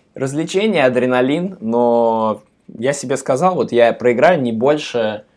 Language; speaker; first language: Russian; native; Russian